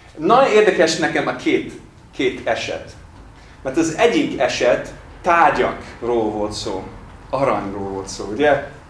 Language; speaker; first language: Hungarian; non-native, fluent; English